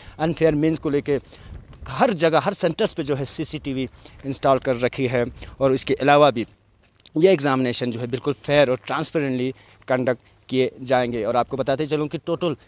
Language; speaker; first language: Hindi; non-native, local second language; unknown